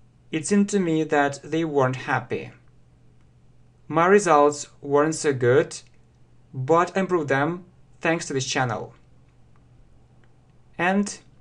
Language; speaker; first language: English; non-native, fluent; Russian